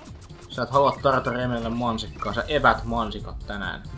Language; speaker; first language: Finnish; native; Finnish